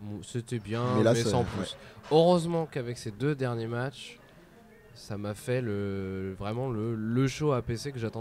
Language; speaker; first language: French; native; French